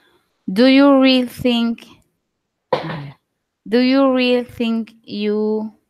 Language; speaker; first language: English; non-native, learner; Spanish